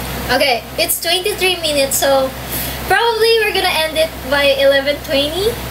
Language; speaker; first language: English; non-native, local second language; Filipino